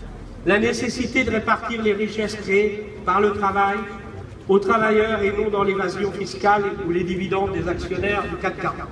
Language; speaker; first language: French; native; French